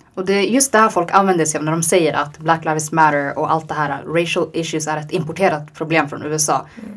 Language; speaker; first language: Swedish; early bilingual, other home language; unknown